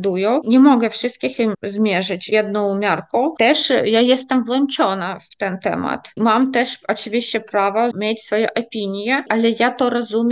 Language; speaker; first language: Polish; non-native, fluent; Ukrainian